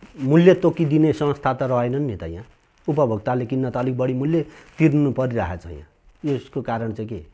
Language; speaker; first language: Nepali; native; Nepali